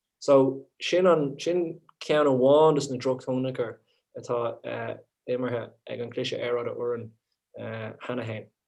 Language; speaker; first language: Irish; non-native, local second language; English